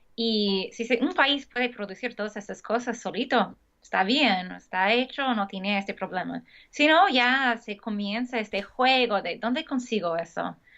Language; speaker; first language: Spanish; non-native, fluent; English